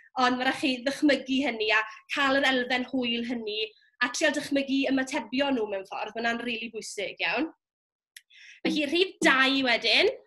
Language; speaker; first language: Welsh; native; Welsh